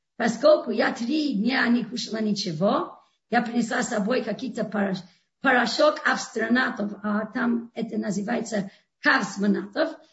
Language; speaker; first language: Russian; non-native, fluent; English